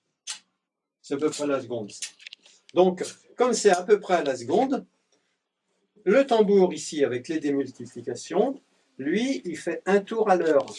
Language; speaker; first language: French; native; French